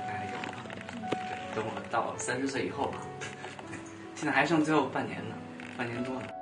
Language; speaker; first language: Chinese; native; Chinese